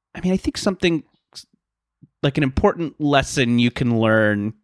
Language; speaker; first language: English; native; English